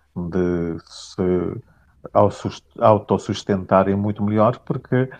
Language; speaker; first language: Portuguese; non-native, local second language; Kabuverdianu